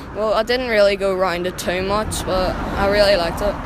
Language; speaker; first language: English; native; English